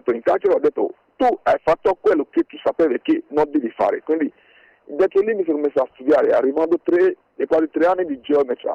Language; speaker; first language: Italian; non-native, fluent; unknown